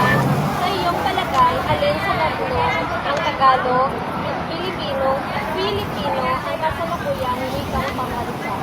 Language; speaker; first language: Filipino; non-native, local second language; Hiligaynon